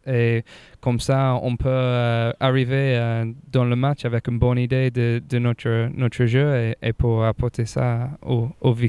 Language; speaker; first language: French; non-native, fluent; English